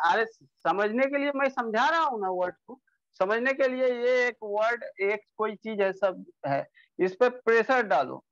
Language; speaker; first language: Hindi; non-native, local second language; Bangla